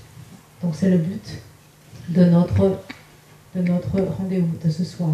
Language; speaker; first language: French; non-native, fluent; Chinese